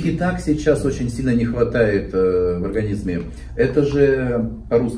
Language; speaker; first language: Russian; native; Russian